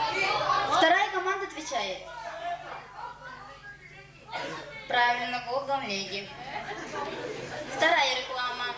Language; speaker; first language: Russian; non-native, local second language; Yakut